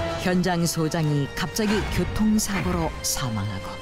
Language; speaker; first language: Korean; native; Korean